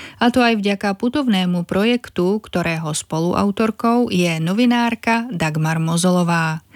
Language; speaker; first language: Slovak; native; Slovak